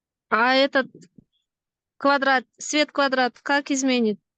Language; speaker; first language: Russian; non-native, local second language; Kyrgyz